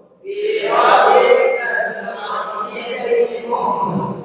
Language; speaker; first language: Arabic; non-native, learner; Indonesian